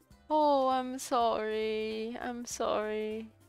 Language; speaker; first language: English; non-native, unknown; Japanese